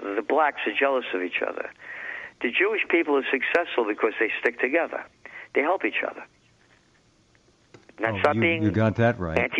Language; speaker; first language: English; native; English